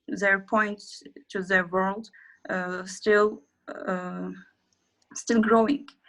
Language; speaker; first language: English; non-native, learner; Azerbaijani